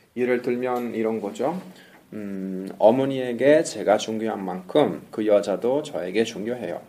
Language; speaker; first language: Korean; non-native, fluent; English